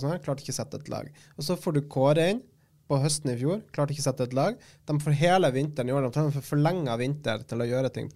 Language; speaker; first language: Norwegian; native; Norwegian